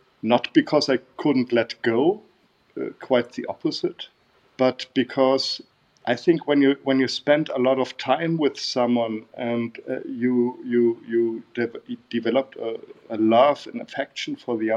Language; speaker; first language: English; non-native, fluent; German